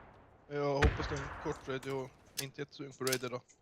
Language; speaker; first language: Swedish; native; Swedish